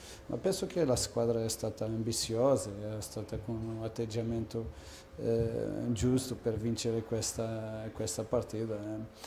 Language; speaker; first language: Italian; non-native, fluent; Portuguese